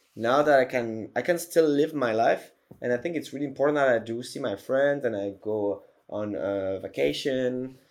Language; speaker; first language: English; non-native, fluent; French